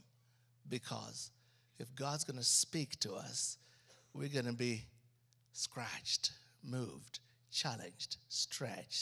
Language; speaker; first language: English; non-native, local second language; Ganda